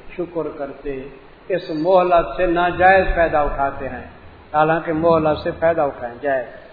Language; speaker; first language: Urdu; non-native, local second language; Punjabi